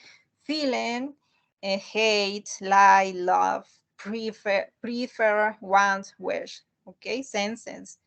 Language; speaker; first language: English; non-native, learner; Spanish